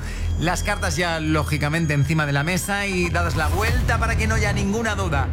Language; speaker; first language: Spanish; native; Spanish